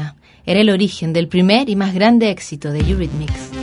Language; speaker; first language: Spanish; native; Spanish